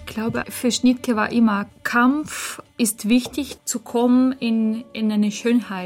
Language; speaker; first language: German; non-native, fluent; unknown